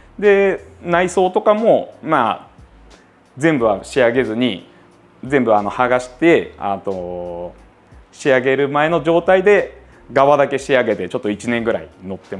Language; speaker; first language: Japanese; native; Japanese